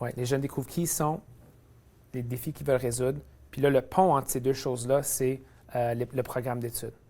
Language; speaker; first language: French; native; French